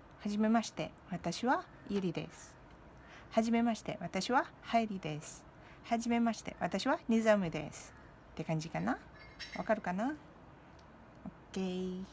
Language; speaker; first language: Japanese; non-native, fluent; Malay